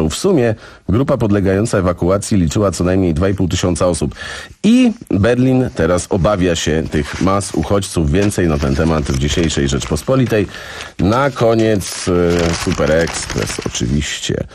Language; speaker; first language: Polish; native; Polish